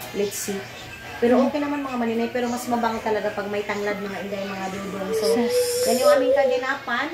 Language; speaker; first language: Filipino; non-native, local second language; Cebuano